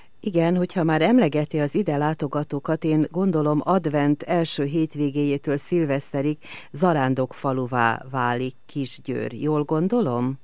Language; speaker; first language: Hungarian; native; Hungarian